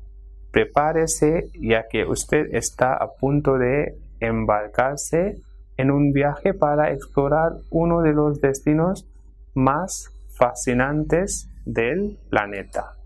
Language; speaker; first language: Spanish; non-native, fluent; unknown